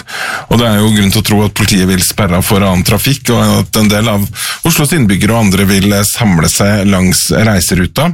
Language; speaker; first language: Norwegian; native; Norwegian